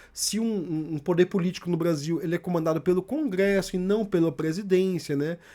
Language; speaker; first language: Portuguese; native; Portuguese